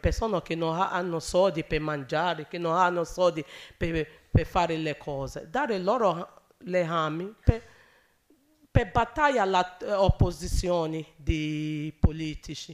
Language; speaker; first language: Italian; non-native, learner; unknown